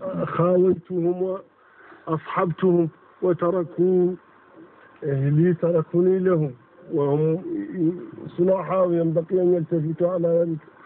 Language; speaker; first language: Arabic; non-native, fluent; Fula